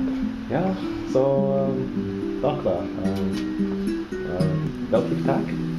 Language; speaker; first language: Czech; non-native, learner; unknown